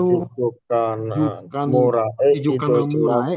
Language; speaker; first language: Japanese; non-native, learner; Indonesian